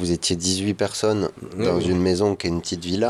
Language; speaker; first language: French; native; French